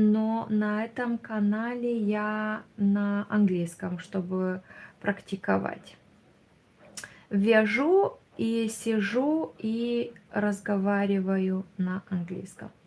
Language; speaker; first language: Russian; non-native, learner; Romanian